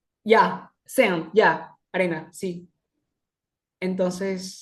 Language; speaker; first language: Spanish; native; Spanish